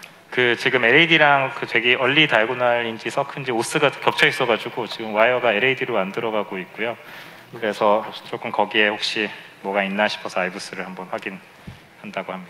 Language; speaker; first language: Korean; native; Korean